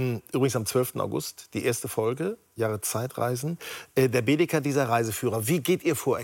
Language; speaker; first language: German; native; German